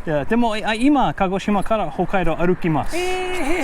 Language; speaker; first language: Japanese; non-native, learner; English